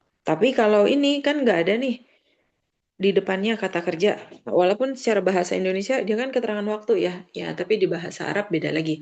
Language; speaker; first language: Indonesian; native; Indonesian